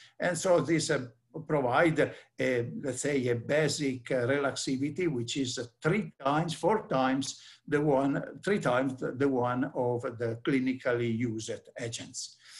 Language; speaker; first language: English; non-native, fluent; Italian